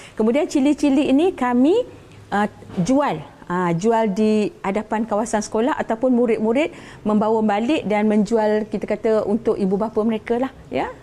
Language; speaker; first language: Malay; native; Malay